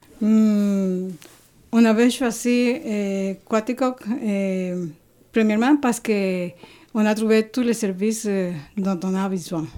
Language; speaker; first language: French; non-native, fluent; Spanish